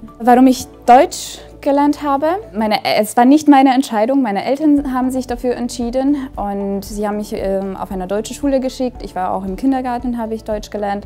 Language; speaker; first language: German; non-native, local second language; Hungarian